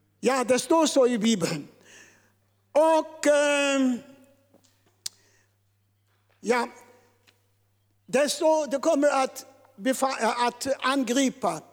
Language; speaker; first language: Swedish; non-native, fluent; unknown